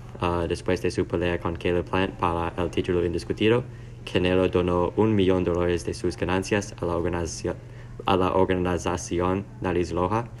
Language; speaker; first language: Spanish; non-native, learner; English